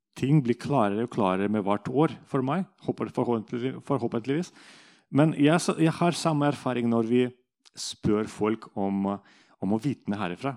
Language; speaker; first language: Norwegian; non-native, fluent; Russian